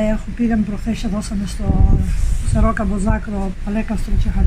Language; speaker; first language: Greek; native; Greek